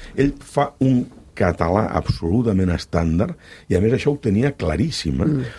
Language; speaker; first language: Catalan; native; Catalan